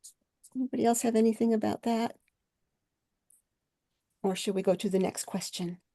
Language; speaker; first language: English; native; English